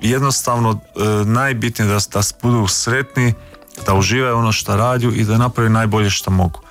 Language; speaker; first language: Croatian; early bilingual, heritage; Croatian